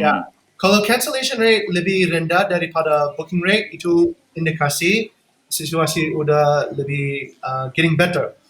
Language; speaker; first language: Indonesian; non-native, fluent; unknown